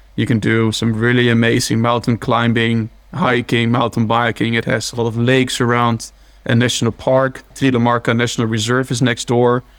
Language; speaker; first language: English; early bilingual, other home language; Dutch